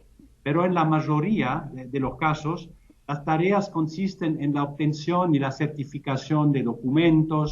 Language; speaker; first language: Spanish; non-native, fluent; German